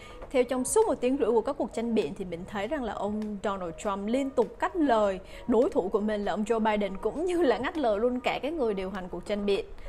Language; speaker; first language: Vietnamese; native; Vietnamese